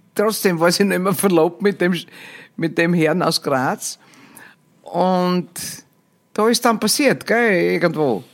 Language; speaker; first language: German; native; German